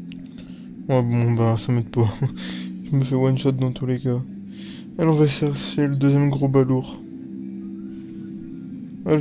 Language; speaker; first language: French; native; French